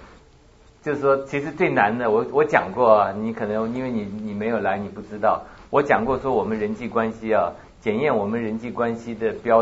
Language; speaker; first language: Chinese; native; Chinese